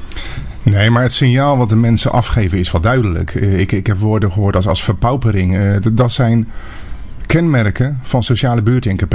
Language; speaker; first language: Dutch; native; Dutch